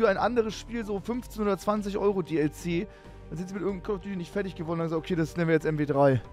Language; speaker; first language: German; native; German